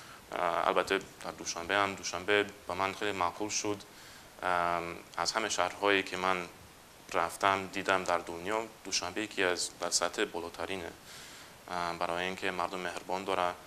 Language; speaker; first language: Persian; non-native, fluent; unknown